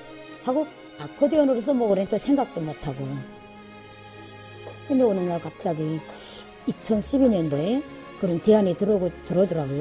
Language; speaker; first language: Korean; native; Korean